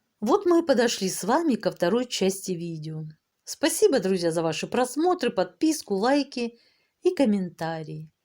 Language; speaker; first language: Russian; native; Russian